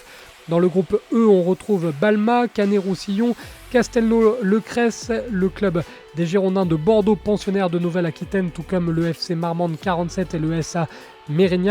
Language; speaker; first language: French; native; French